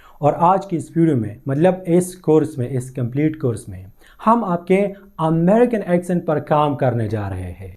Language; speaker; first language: Urdu; non-native, local second language; Pashto